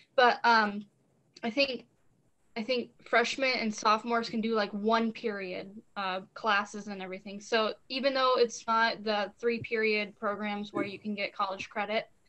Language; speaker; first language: English; native; English